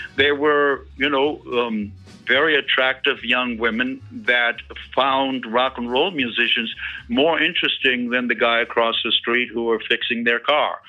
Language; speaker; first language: English; early bilingual, other home language; German